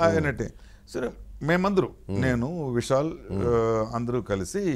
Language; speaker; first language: Telugu; non-native, learner; Tamil